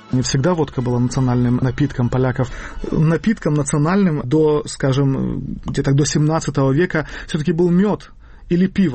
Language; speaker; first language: Russian; native; Russian